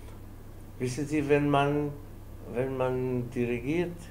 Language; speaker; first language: German; non-native, fluent; Spanish